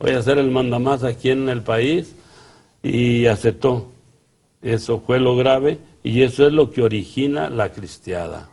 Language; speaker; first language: Spanish; native; Spanish